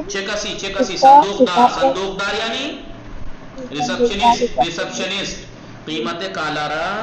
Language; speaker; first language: Persian; non-native, fluent; Urdu